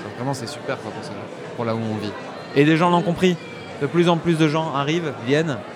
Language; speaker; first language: French; native; French